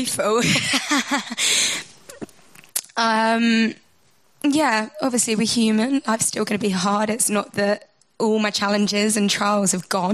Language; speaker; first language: English; native; English